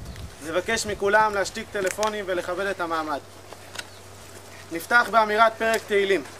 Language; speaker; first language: Hebrew; native; Hebrew